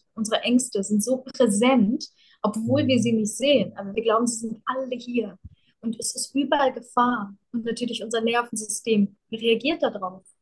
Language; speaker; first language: German; early bilingual, other home language; Russian